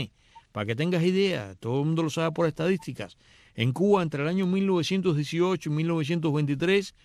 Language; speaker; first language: Spanish; native; Spanish